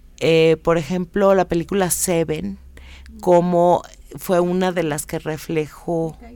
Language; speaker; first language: Spanish; native; Spanish